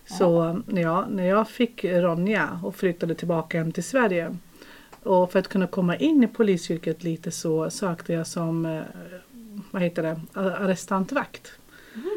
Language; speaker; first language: Swedish; early bilingual, other home language; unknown